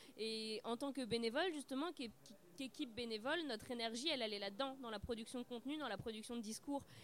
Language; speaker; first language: French; native; French